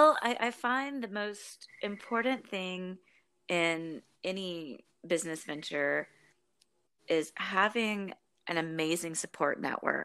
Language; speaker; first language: English; native; English